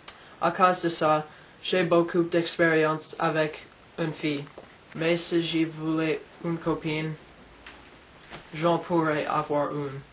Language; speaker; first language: French; non-native, learner; English